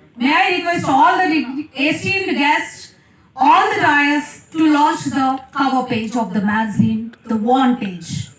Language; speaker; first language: English; non-native, local second language; Telugu